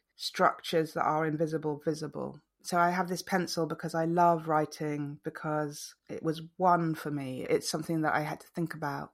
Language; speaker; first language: English; native; English